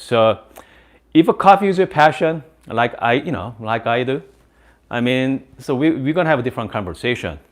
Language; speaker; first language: English; non-native, fluent; Korean